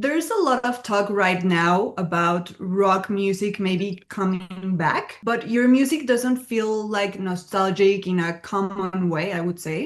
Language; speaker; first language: English; non-native, fluent; Spanish